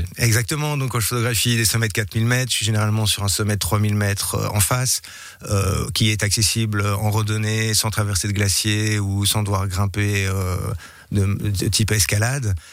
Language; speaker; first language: French; native; French